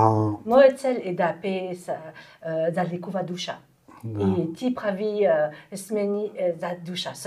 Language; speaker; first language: Bulgarian; non-native, learner; French